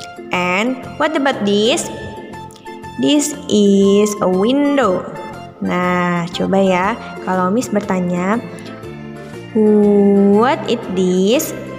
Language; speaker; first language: English; non-native, learner; Indonesian